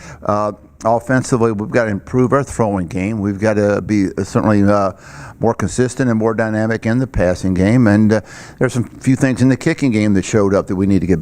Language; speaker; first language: English; native; English